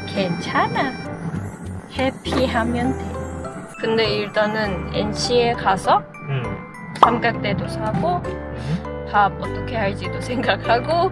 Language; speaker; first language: Korean; non-native, learner; Thai